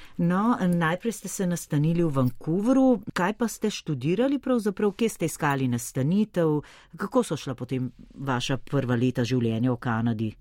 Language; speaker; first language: Slovenian; native; Slovenian